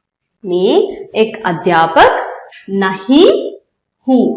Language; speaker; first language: Hindi; non-native, local second language; Telugu